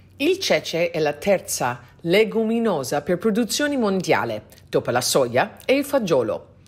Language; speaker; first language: Italian; non-native, fluent; English